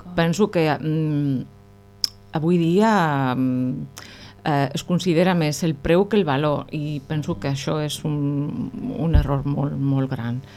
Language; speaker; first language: Catalan; non-native, local second language; Spanish